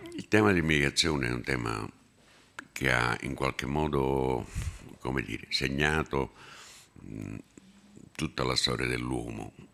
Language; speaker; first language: Italian; native; Italian